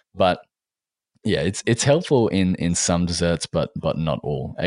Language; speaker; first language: English; native; English